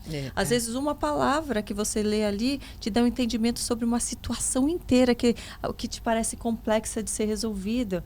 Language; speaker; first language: Portuguese; native; Portuguese